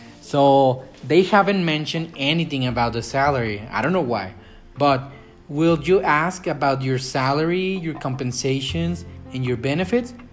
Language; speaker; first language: English; non-native, fluent; Spanish